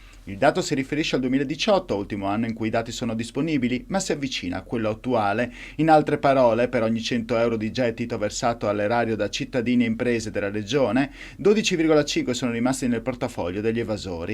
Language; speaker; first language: Italian; native; Italian